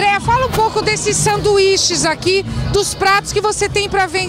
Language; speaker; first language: Portuguese; native; Portuguese